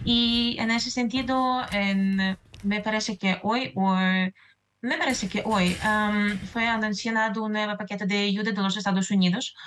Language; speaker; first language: Spanish; non-native, fluent; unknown